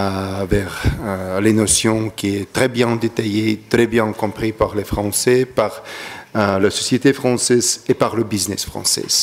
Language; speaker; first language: French; non-native, fluent; Russian